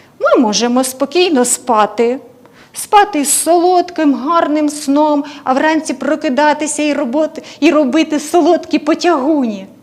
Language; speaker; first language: Ukrainian; native; Ukrainian